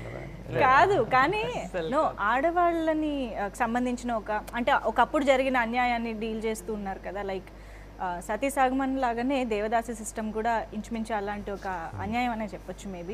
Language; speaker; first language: Telugu; native; Telugu